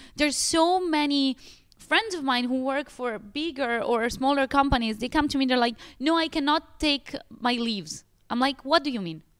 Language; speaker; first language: English; non-native, fluent; Italian